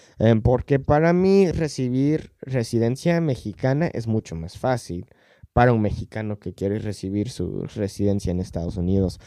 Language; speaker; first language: Spanish; non-native, fluent; English